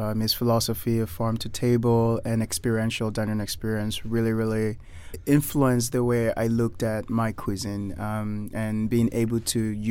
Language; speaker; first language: English; non-native, local second language; Yoruba